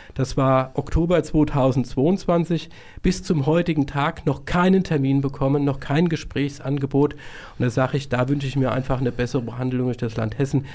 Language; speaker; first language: German; native; German